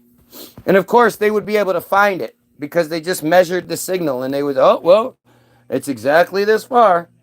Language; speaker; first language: English; native; English